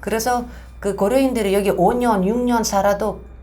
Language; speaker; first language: Korean; non-native, fluent; Russian